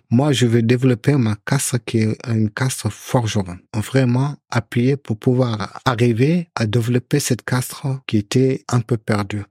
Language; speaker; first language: French; non-native, local second language; Soninke